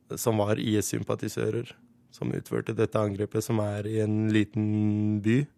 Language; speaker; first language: Norwegian; early bilingual, other home language; Kurdish